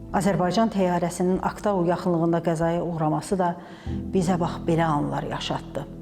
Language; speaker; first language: Azerbaijani; native; Azerbaijani